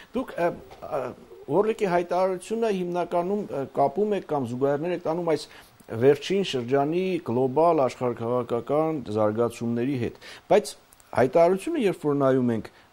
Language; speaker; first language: Armenian; native; Armenian